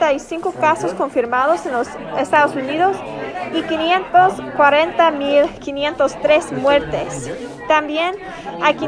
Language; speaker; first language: Spanish; non-native, fluent; English